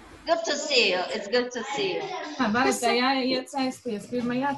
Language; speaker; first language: English; non-native, fluent; Polish